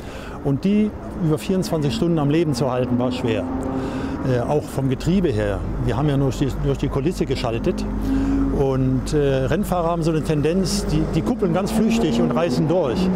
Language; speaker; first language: German; native; German